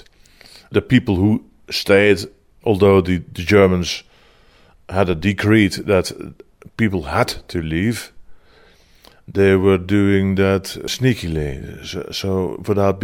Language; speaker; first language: English; non-native, fluent; Dutch